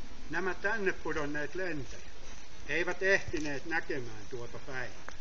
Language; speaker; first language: Finnish; native; Finnish